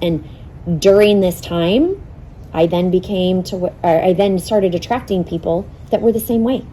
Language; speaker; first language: English; native; English